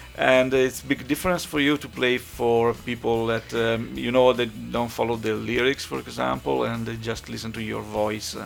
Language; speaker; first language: English; non-native, fluent; Italian